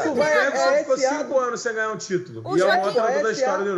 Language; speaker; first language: Portuguese; native; Portuguese